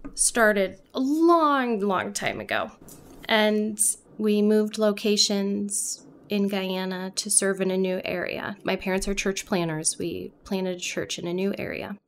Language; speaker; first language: English; non-native, local second language; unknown